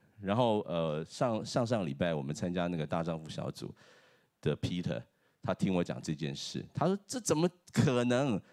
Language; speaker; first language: Chinese; native; Chinese